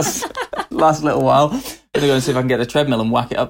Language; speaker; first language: English; native; English